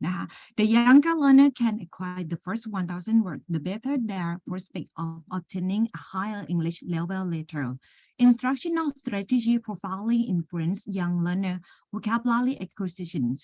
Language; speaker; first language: English; non-native, learner; Thai